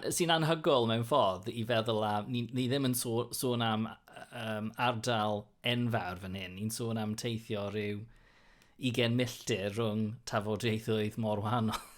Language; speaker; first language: Welsh; non-native, local second language; English